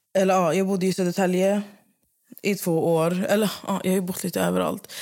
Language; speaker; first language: Swedish; native; Swedish